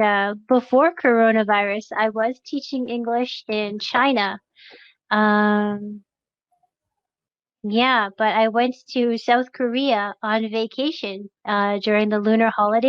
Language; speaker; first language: English; non-native, local second language; French